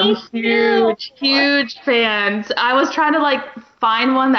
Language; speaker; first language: English; native; English